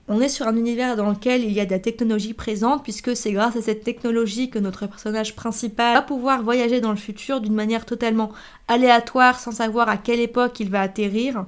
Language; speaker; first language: French; native; French